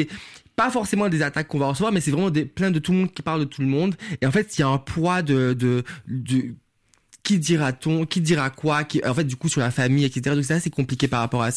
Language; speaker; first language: French; non-native, local second language; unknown